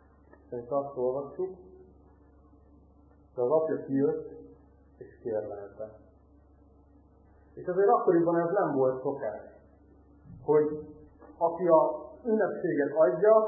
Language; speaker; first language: Hungarian; native; Hungarian